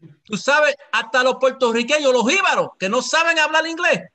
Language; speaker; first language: Spanish; early bilingual, heritage; Spanish